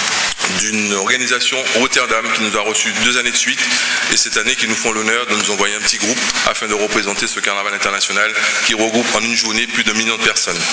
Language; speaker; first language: French; native; French